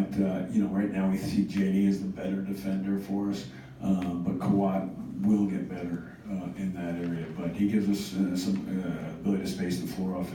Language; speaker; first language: English; native; English